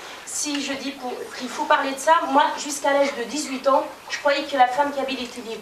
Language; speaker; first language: French; non-native, local second language; Kabyle